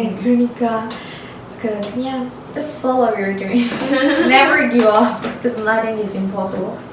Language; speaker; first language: English; non-native, learner; Turkish